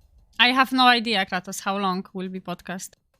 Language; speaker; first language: English; non-native, learner; Polish